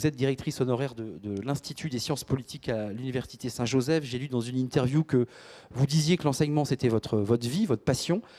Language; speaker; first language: French; native; French